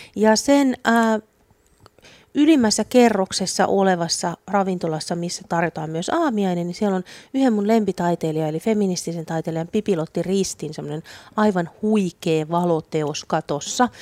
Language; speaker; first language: Finnish; native; Finnish